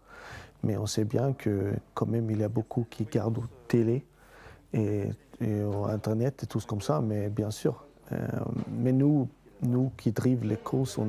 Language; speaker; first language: French; non-native, fluent; Swedish